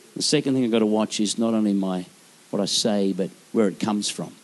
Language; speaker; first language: English; native; English